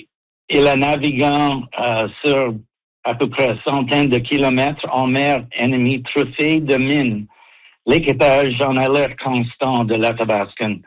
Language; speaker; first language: French; non-native, learner; English